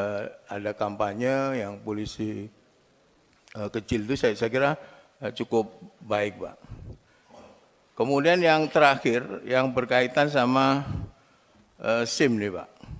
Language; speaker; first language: Indonesian; native; Indonesian